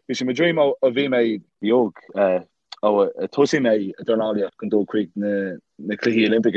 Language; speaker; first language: Irish; non-native, local second language; English